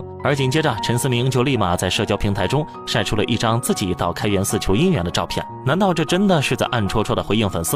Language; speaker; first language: Chinese; native; Chinese